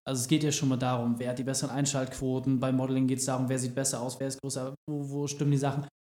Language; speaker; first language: German; native; German